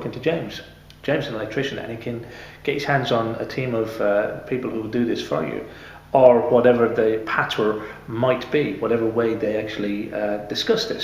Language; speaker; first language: English; native; English